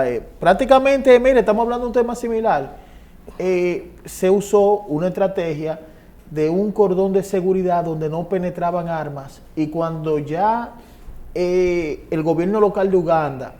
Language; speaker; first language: Spanish; native; Spanish